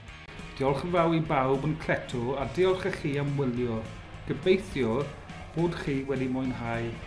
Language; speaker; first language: Welsh; native; Welsh